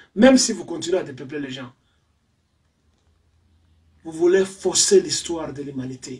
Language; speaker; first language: French; non-native, local second language; Swahili